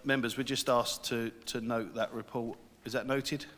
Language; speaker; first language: English; native; English